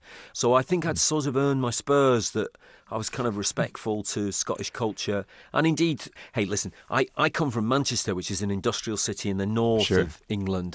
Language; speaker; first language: English; native; English